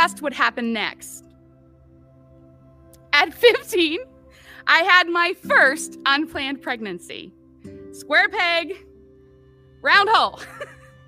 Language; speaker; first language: English; native; English